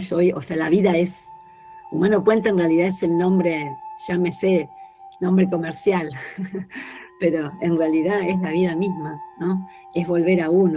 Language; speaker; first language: Spanish; native; Spanish